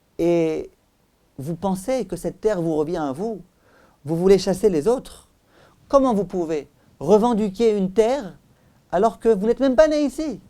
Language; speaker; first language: French; native; French